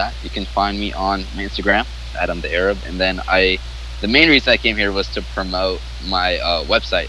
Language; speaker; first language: English; non-native, fluent; Arabic